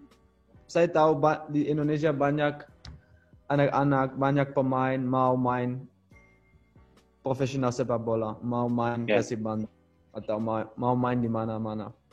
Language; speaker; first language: Indonesian; non-native, learner; Dutch